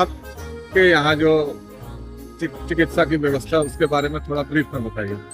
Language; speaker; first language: Hindi; native; Hindi